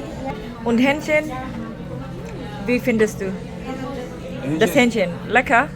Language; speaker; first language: German; non-native, learner; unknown